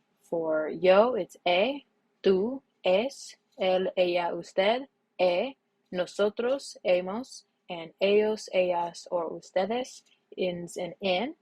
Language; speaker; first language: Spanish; non-native, learner; English